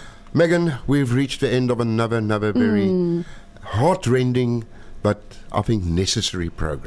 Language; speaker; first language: English; non-native, local second language; Afrikaans